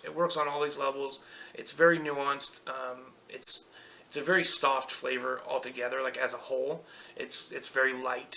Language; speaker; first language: English; native; English